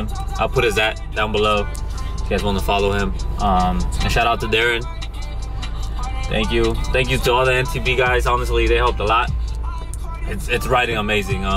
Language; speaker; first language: English; native; English